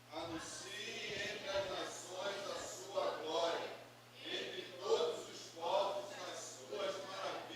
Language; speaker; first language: Portuguese; native; Portuguese